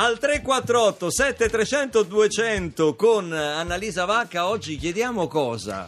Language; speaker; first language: Italian; native; Italian